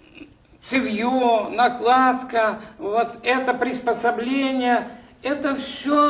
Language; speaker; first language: Russian; native; Russian